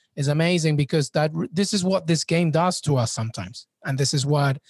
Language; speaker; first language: English; native; English